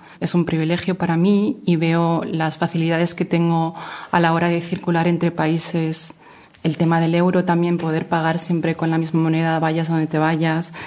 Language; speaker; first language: Spanish; native; Spanish